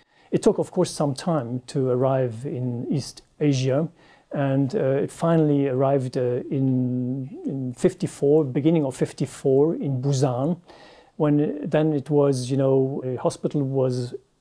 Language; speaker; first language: English; non-native, fluent; German